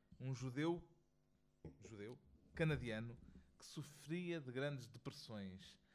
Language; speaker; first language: Portuguese; native; Portuguese